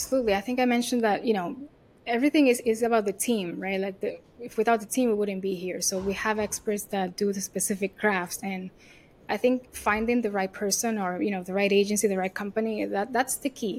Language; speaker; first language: English; non-native, fluent; Spanish